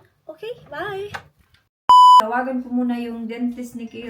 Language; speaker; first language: Filipino; native; Filipino